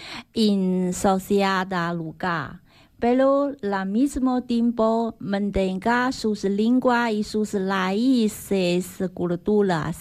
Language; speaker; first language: Spanish; non-native, learner; Chinese